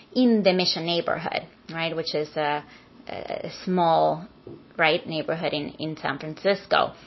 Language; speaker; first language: English; non-native, fluent; Spanish